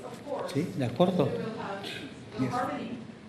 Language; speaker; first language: Italian; non-native, fluent; Spanish